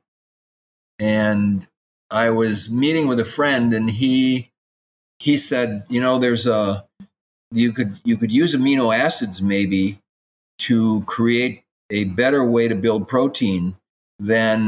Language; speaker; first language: English; native; English